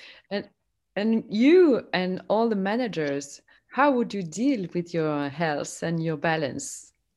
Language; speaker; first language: English; non-native, fluent; French